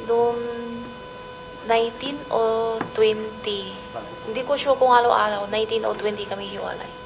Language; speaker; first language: Filipino; non-native, learner; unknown